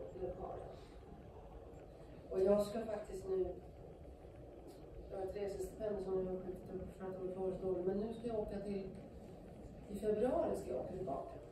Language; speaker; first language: Swedish; native; Swedish